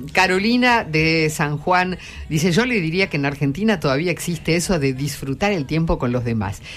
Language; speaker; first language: Spanish; native; Spanish